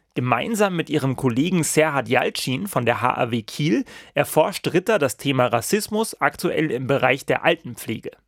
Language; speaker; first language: German; native; German